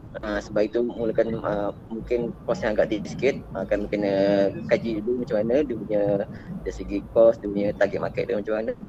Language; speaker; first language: Malay; native; Malay